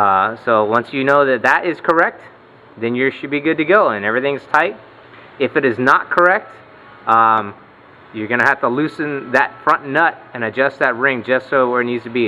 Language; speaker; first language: English; native; English